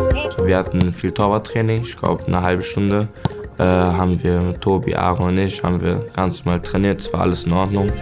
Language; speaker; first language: German; native; German